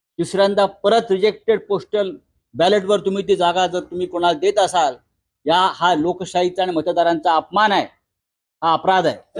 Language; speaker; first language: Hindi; non-native, local second language; Marathi